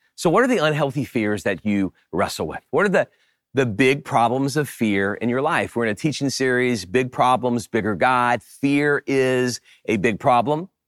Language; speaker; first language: English; native; English